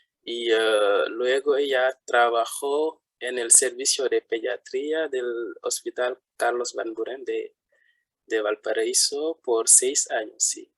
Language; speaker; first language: Spanish; non-native, fluent; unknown